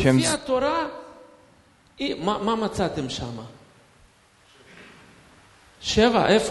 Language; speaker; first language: Hebrew; non-native, fluent; Russian